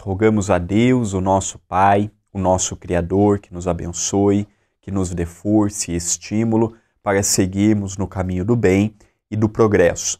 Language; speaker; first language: Portuguese; native; Portuguese